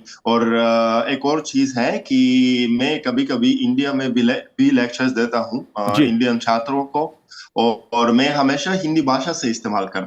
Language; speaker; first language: Hindi; non-native, fluent; Russian